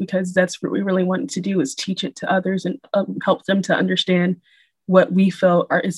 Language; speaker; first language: English; native; English